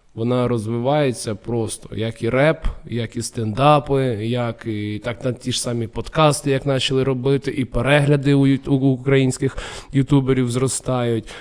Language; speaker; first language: Ukrainian; non-native, local second language; Russian